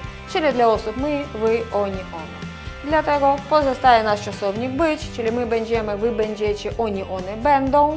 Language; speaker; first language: Polish; non-native, fluent; Russian